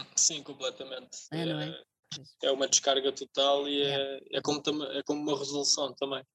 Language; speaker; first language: Portuguese; native; Portuguese